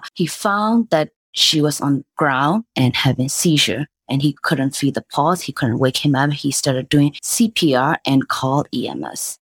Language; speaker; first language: English; non-native, fluent; Burmese